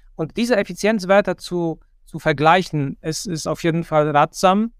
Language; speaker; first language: German; non-native, fluent; Polish